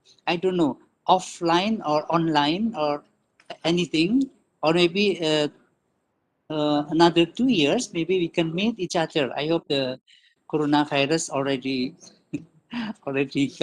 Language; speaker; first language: English; non-native, learner; Indonesian